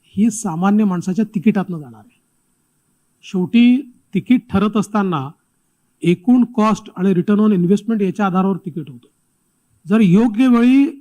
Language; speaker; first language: Marathi; native; Marathi